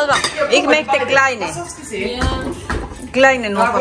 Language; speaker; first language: German; non-native, learner; Spanish